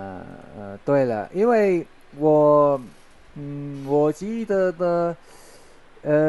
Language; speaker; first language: Chinese; non-native, learner; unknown